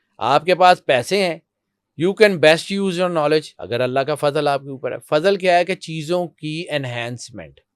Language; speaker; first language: Urdu; non-native, local second language; Punjabi